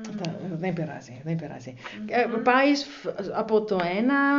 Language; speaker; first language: Greek; non-native, learner; German